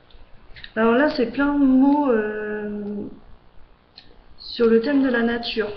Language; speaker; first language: French; native; French